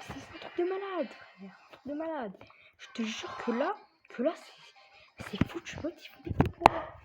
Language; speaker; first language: French; native; French